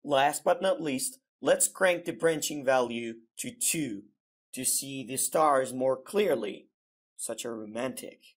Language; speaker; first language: English; non-native, fluent; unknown